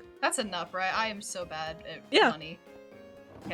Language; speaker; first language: English; native; English